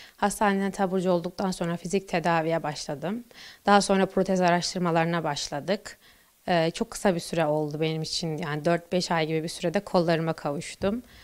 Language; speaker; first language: Turkish; native; Turkish